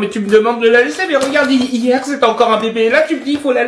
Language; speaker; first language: French; native; French